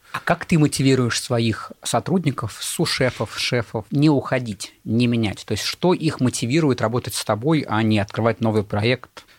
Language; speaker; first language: Russian; native; Russian